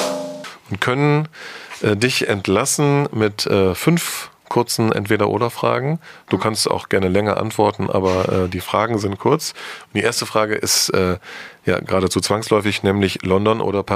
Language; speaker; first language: German; native; German